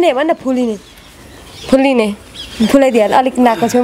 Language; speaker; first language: Nepali; native; Nepali